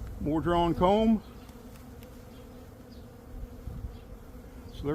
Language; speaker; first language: English; native; English